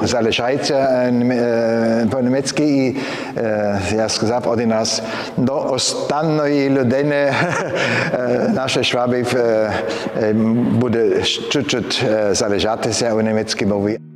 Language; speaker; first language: Ukrainian; non-native, fluent; German